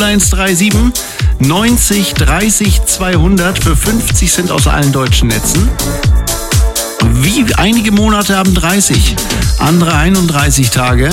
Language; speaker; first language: German; native; German